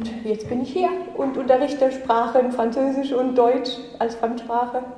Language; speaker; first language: German; native; German